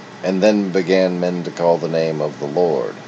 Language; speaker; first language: English; native; English